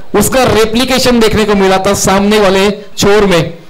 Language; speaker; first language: Hindi; non-native, local second language; Marathi